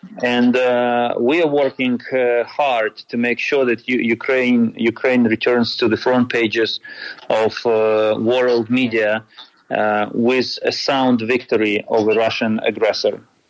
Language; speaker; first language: English; non-native, fluent; Ukrainian